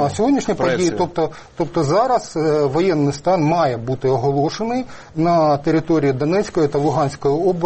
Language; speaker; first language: Ukrainian; native; Ukrainian